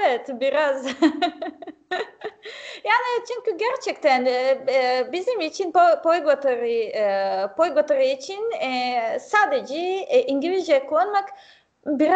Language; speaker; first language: Turkish; non-native, fluent; Serbian